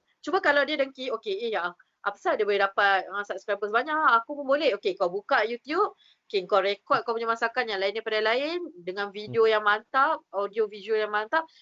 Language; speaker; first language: Malay; native; Malay